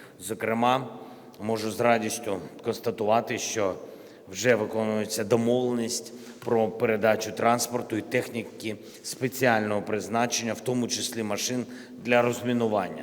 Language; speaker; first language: Ukrainian; non-native, local second language; Russian